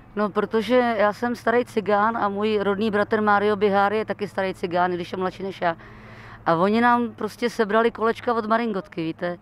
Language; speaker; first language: Czech; native; Czech